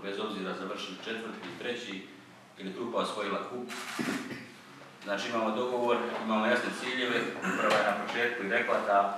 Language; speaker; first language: Croatian; native; Croatian